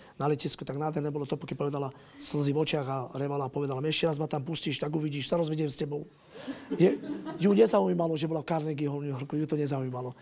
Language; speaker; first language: Slovak; non-native, local second language; Romany